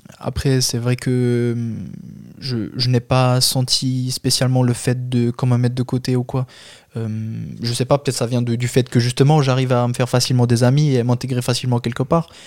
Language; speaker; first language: French; non-native, fluent; Albanian